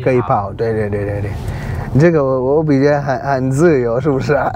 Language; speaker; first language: Chinese; non-native, learner; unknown